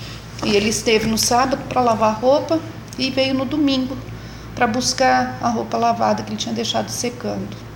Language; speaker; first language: Portuguese; native; Portuguese